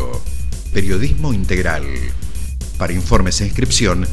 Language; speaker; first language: Spanish; native; Spanish